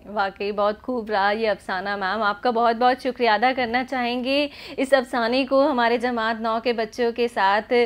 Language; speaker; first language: Hindi; native; Hindi